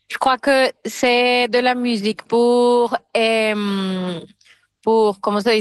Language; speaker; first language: French; non-native, fluent; Spanish